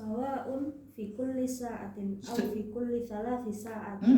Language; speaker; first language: Arabic; non-native, learner; Indonesian